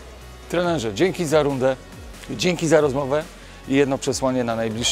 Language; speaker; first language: Polish; native; Polish